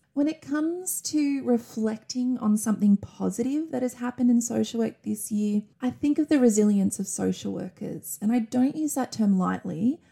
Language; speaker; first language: English; native; English